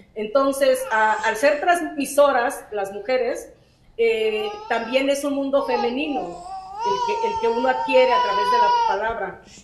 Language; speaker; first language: Spanish; non-native, local second language; Zapotec